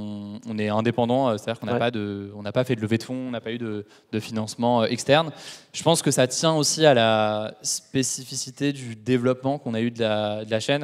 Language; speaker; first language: French; native; French